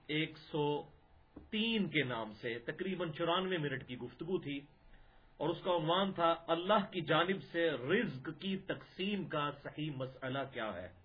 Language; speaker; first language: Urdu; non-native, local second language; Punjabi